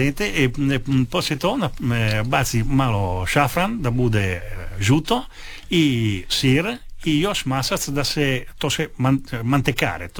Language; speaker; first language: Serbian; early bilingual, heritage; Italian